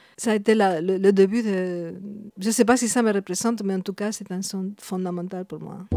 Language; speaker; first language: French; non-native, fluent; Spanish